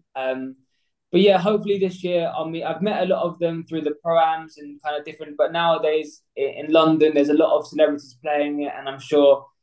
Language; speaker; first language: English; native; English